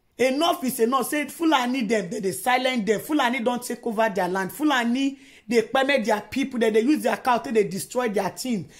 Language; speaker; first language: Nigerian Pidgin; non-native, local second language; Yoruba